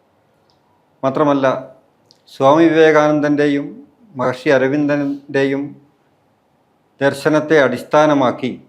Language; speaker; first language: Malayalam; native; Malayalam